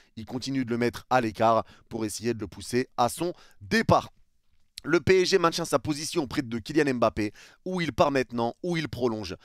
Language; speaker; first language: French; native; French